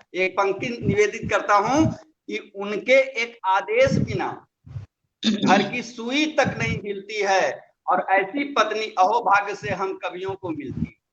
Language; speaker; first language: Hindi; non-native, local second language; Magahi